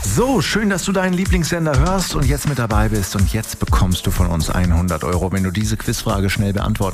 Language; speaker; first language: German; native; German